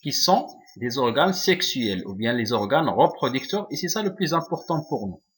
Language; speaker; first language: French; non-native, local second language; Arabic